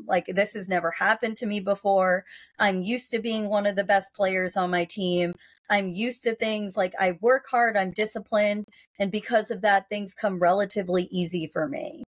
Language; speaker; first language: English; native; English